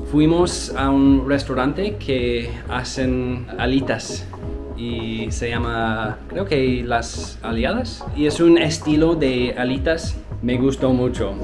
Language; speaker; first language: Spanish; non-native, learner; English